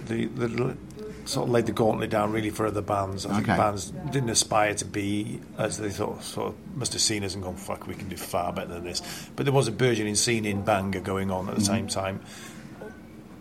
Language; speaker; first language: English; native; English